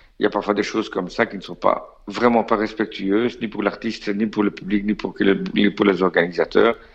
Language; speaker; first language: French; native; French